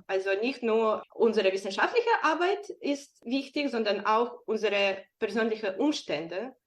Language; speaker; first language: German; non-native, fluent; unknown